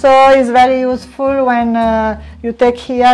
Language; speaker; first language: English; non-native, learner; Italian